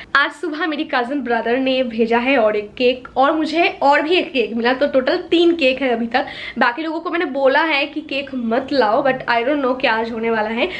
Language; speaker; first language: Hindi; non-native, local second language; Bangla